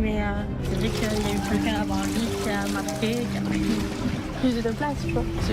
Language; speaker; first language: French; native; French